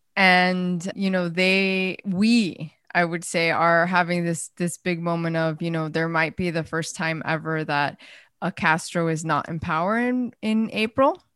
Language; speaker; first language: English; early bilingual, other home language; Spanish